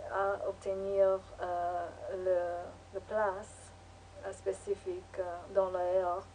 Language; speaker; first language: French; non-native, learner; English